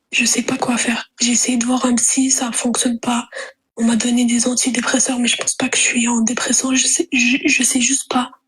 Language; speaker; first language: French; early bilingual, other home language; Arabic